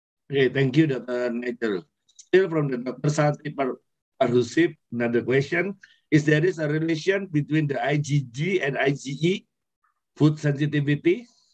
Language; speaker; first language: English; non-native, fluent; Indonesian